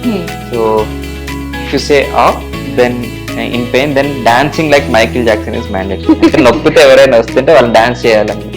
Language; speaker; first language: Telugu; native; Telugu